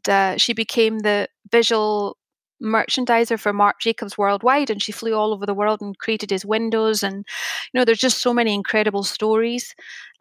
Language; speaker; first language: English; native; English